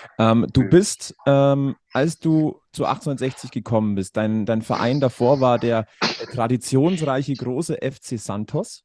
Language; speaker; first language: German; native; German